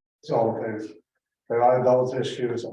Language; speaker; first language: English; native; English